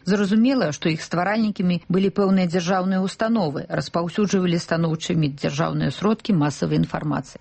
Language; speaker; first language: Belarusian; non-native, local second language; Russian